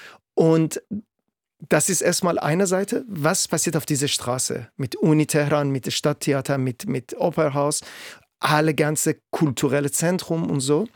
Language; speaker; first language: German; non-native, fluent; Persian